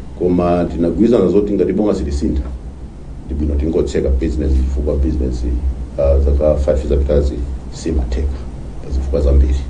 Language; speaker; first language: Nyanja; non-native, local second language; Tumbuka